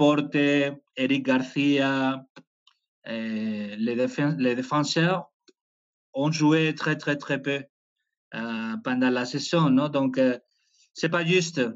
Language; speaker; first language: French; non-native, fluent; Spanish